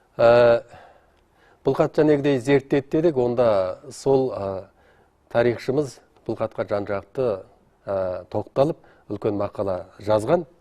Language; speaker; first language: Kazakh; native; Kazakh